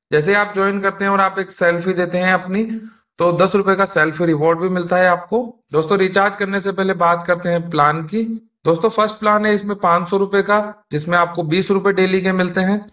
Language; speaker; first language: Hindi; native; Hindi